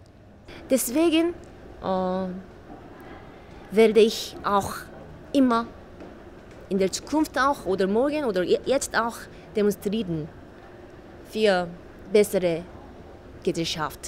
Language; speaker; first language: German; non-native, learner; Korean